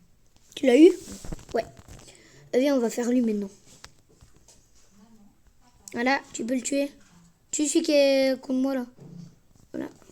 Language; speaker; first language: French; native; French